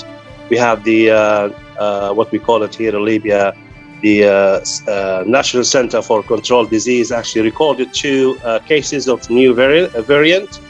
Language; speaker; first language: English; non-native, fluent; Arabic